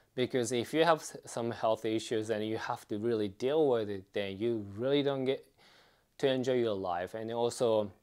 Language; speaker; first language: English; non-native, fluent; Japanese